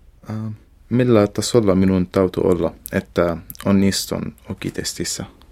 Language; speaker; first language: Finnish; non-native, learner; Arabic